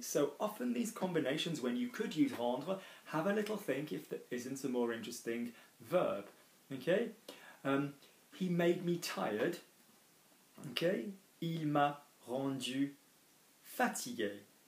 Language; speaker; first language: English; native; English